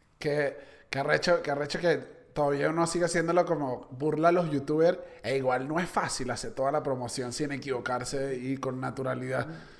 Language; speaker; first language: Spanish; native; Spanish